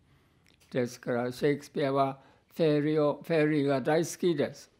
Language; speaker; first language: Japanese; non-native, fluent; English